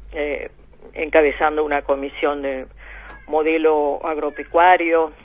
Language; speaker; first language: Spanish; native; Spanish